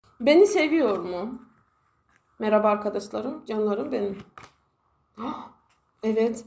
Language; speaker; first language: Turkish; non-native, fluent; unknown